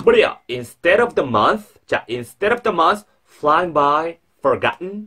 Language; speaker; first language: English; non-native, fluent; Korean